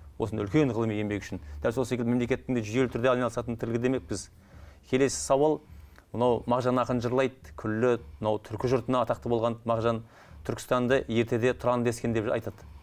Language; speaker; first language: Kazakh; native; Kazakh